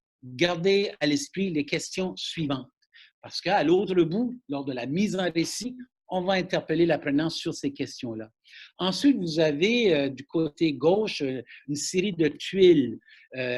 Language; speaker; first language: French; native; French